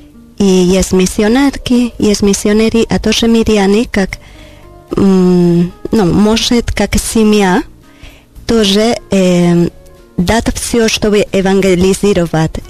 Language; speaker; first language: Russian; non-native, learner; Spanish